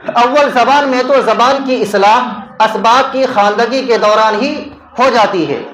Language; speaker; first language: Urdu; native; Urdu